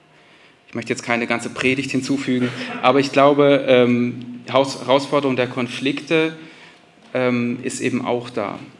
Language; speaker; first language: German; native; German